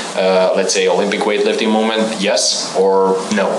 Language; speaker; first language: English; non-native, fluent; Croatian